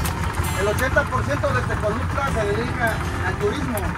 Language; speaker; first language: Spanish; native; Spanish